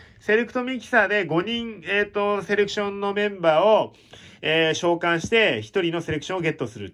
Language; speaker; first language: Japanese; native; Japanese